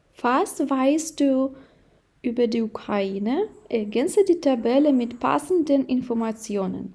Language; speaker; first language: German; non-native, fluent; Ukrainian